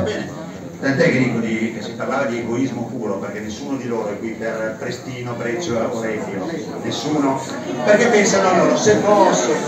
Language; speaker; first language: Italian; native; Italian